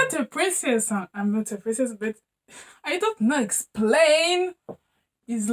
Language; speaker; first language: English; non-native, learner; French